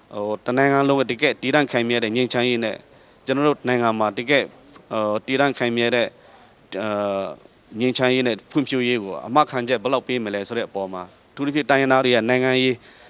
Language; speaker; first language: Burmese; non-native, local second language; Shwe Palaung